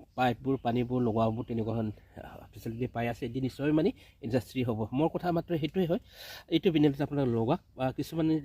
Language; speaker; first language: Assamese; native; Assamese